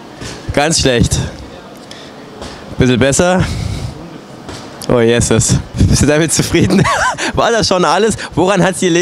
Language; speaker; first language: German; native; German